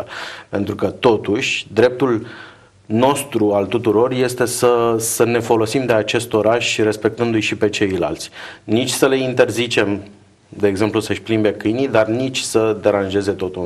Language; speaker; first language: Romanian; native; Romanian